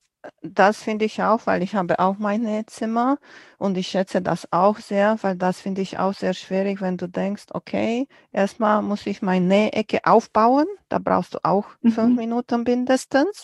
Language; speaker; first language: German; non-native, fluent; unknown